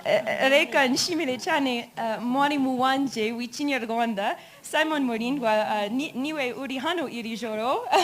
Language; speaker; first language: Kinyarwanda; non-native, learner; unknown